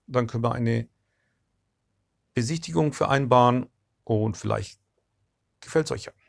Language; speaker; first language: German; non-native, fluent; Turkish